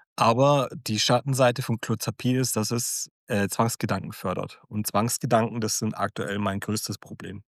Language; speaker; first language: German; early bilingual, other home language; Croatian